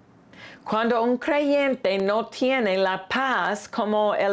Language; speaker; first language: Spanish; non-native, fluent; English